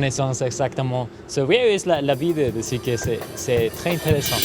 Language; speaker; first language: French; non-native, learner; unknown